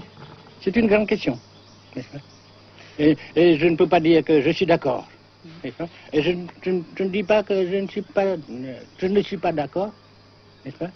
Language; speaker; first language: French; non-native, fluent; Vietnamese